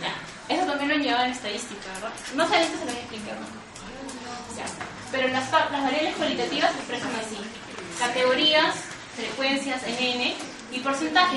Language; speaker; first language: Spanish; native; Spanish